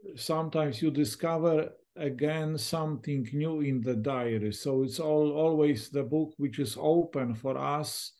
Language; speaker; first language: English; non-native, fluent; Polish